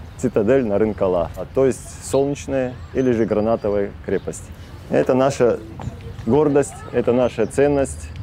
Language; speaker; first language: Russian; non-native, local second language; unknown